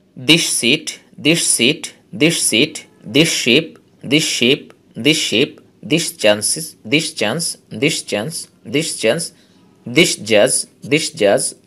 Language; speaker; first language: English; non-native, local second language; Bangla